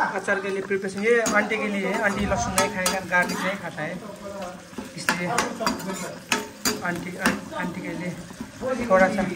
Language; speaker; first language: Hindi; non-native, learner; Nepali